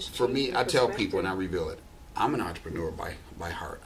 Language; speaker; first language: English; native; English